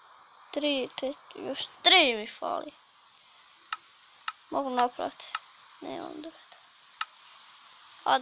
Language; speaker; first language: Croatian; early bilingual, heritage; Bosnian